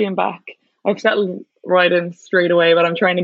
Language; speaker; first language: English; native; English